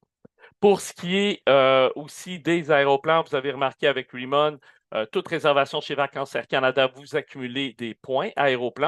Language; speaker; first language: French; native; French